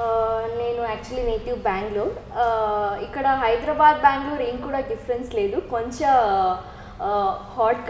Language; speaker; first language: Telugu; non-native, learner; Kannada